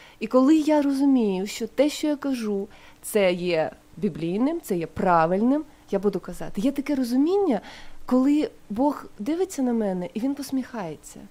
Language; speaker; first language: Ukrainian; non-native, local second language; Russian